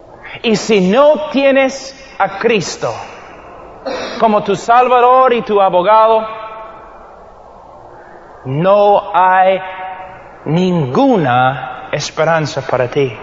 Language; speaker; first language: Spanish; non-native, fluent; English